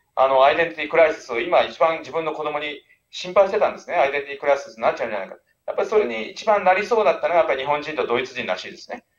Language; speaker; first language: Japanese; native; Japanese